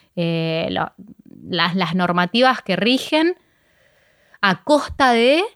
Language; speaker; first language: Spanish; native; Spanish